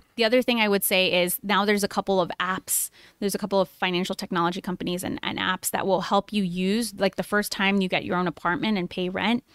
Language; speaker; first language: English; early bilingual, other home language; Spanish